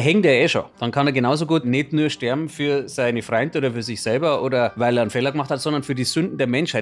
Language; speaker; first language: German; native; German